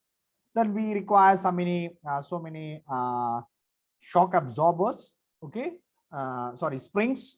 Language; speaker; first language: English; non-native, local second language; Marathi